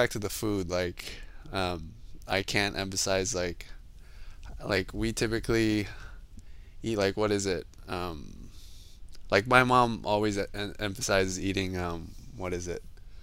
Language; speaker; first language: English; native; English